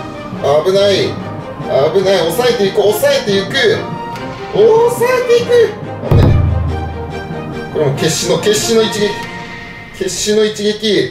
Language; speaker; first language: Japanese; native; Japanese